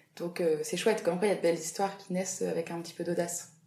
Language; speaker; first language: French; native; French